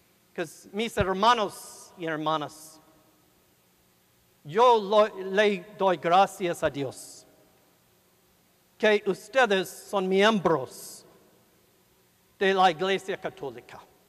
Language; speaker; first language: Spanish; non-native, learner; English